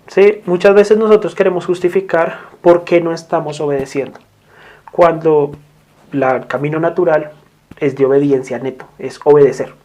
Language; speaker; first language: Spanish; native; Spanish